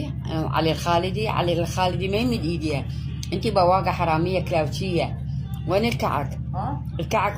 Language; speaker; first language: Arabic; native; Arabic